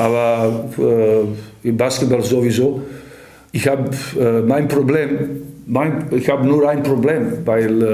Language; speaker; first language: German; non-native, fluent; Serbian